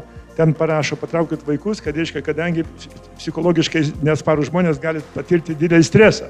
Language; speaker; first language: Lithuanian; native; Lithuanian